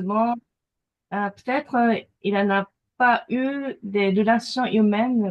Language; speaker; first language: French; non-native, fluent; Japanese